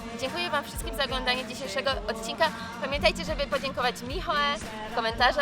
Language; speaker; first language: Polish; early bilingual, heritage; English